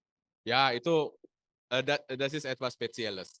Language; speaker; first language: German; non-native, fluent; Indonesian